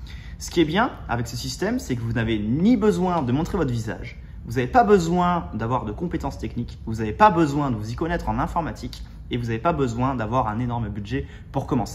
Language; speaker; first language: French; native; French